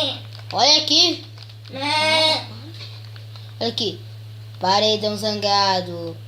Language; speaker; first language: Portuguese; native; Portuguese